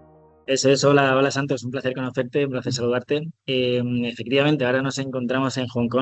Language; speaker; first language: Spanish; native; Spanish